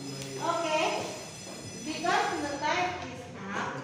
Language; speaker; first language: English; non-native, learner; Indonesian